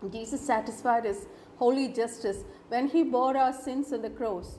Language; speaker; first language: English; non-native, local second language; Malayalam